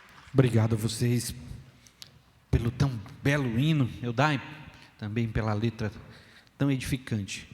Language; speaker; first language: Portuguese; native; Portuguese